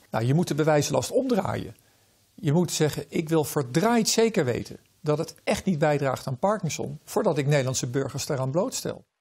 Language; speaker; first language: Dutch; native; Dutch